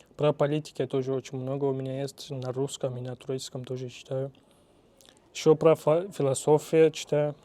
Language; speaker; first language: Russian; non-native, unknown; Turkish